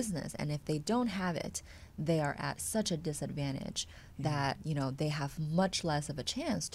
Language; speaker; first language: English; non-native, fluent; Chinese